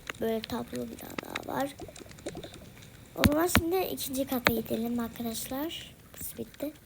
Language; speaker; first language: Turkish; early bilingual, heritage; Turkish